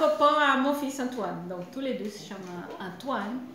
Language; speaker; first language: French; non-native, fluent; Portuguese